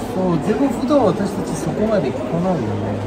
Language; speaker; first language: Japanese; non-native, fluent; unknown